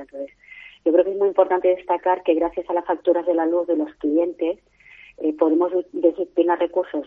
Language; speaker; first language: Spanish; native; Spanish